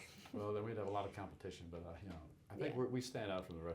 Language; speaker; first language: English; native; English